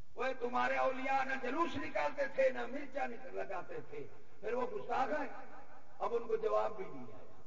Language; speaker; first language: Urdu; non-native, local second language; Punjabi